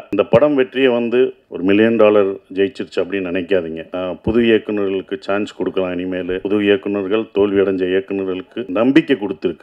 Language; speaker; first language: Tamil; native; Tamil